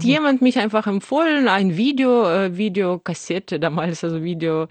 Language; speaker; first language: German; non-native, fluent; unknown